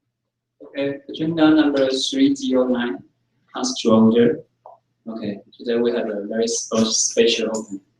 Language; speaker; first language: English; non-native, fluent; Chinese